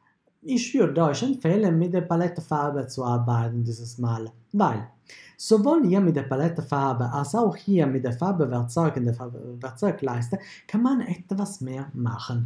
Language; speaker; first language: German; non-native, fluent; Italian